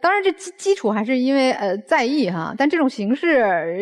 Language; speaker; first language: Chinese; native; Chinese